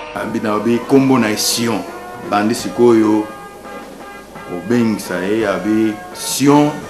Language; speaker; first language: Lingala; native; Lingala